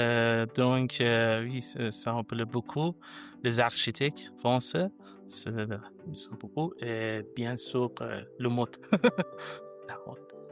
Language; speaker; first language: French; non-native, learner; Persian